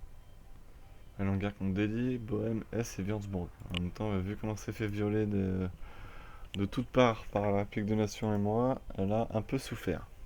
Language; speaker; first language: French; native; French